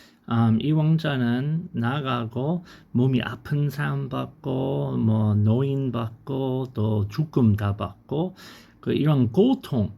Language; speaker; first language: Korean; non-native, learner; English